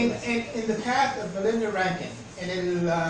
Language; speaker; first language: Spanish; native; Spanish